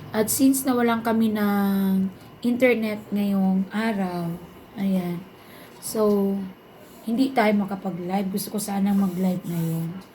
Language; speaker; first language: Filipino; non-native, local second language; Bikol